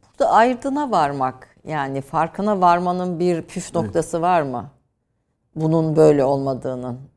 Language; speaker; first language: Turkish; native; Turkish